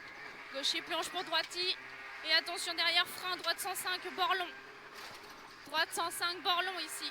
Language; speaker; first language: French; native; French